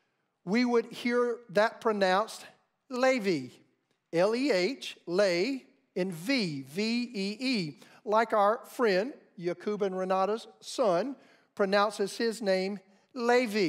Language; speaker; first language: English; native; English